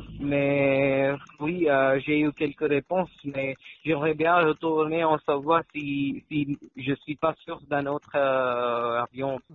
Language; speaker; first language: French; non-native, learner; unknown